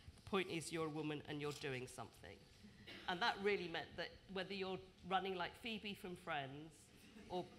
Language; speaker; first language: English; native; English